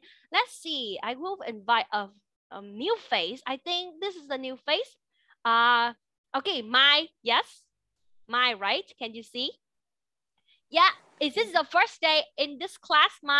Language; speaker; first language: English; non-native, fluent; Vietnamese